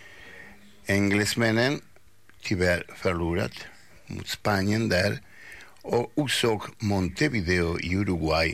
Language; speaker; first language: Swedish; non-native, fluent; Spanish